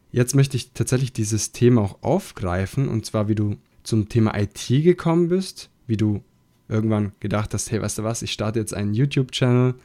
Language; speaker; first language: German; non-native, fluent; Italian